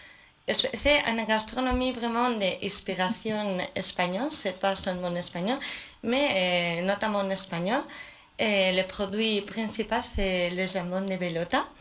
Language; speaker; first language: French; non-native, fluent; Spanish